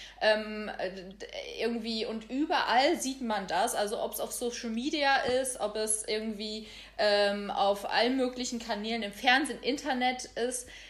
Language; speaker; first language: German; native; German